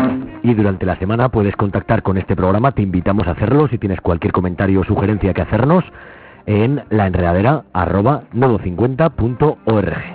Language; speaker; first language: Spanish; native; Spanish